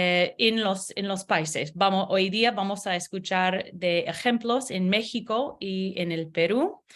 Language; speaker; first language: Spanish; non-native, learner; English